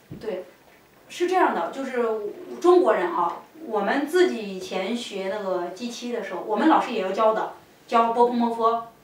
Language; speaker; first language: Chinese; native; Chinese